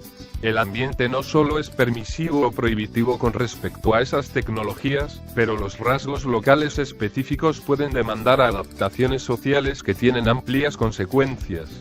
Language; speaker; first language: Spanish; native; Spanish